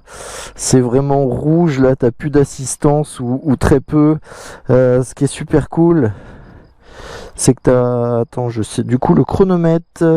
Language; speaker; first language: French; native; French